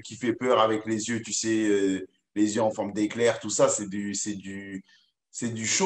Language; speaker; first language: French; native; French